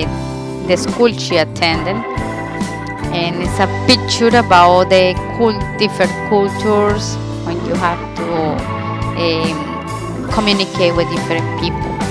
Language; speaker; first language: English; non-native, learner; Spanish